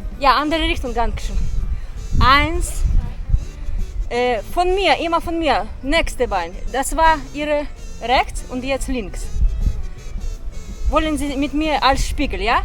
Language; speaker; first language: German; non-native, learner; Ukrainian